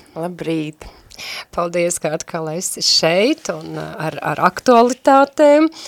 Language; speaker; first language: Latvian; native; Latvian